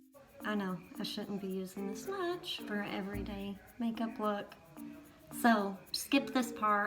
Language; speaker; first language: English; native; English